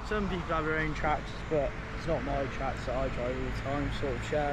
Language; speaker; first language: English; native; English